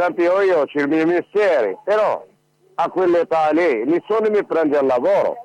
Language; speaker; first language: Italian; non-native, learner; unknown